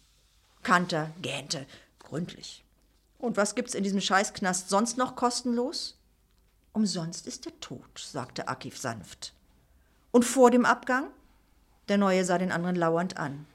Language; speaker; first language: German; native; German